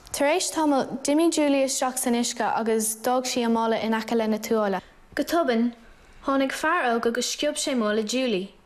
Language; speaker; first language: Irish; non-native, local second language; English